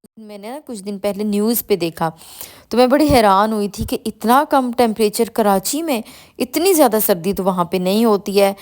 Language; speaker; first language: Urdu; non-native, local second language; Punjabi